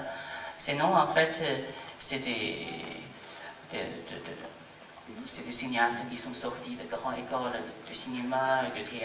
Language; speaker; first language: French; non-native, fluent; Chinese